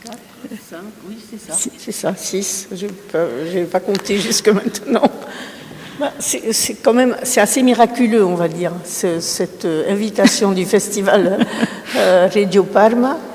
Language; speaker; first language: French; early bilingual, other home language; Spanish